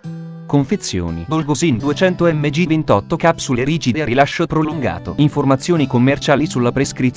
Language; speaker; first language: Italian; native; Italian